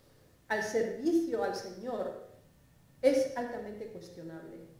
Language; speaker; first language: Spanish; native; Spanish